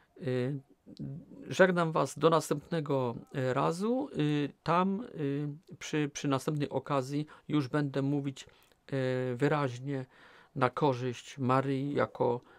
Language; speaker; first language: Polish; native; Polish